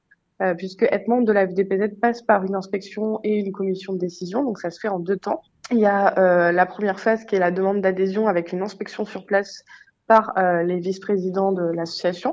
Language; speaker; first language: French; native; French